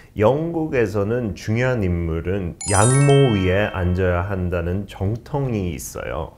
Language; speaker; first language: Korean; non-native, fluent; English